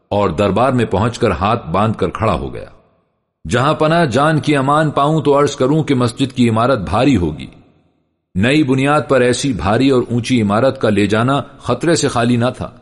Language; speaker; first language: Urdu; native; Urdu